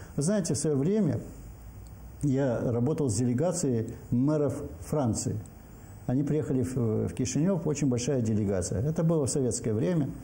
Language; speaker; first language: Russian; native; Russian